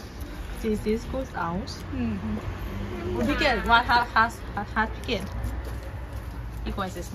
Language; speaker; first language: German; non-native, learner; Thai